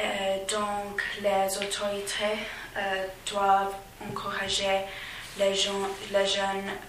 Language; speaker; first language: French; non-native, learner; English